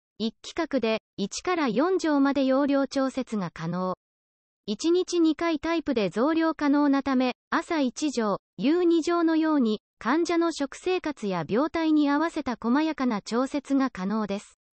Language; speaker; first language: Japanese; native; Japanese